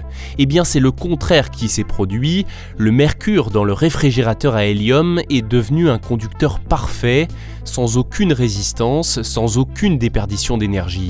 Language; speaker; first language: French; native; French